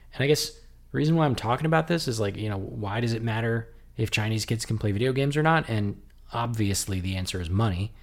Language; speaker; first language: English; native; English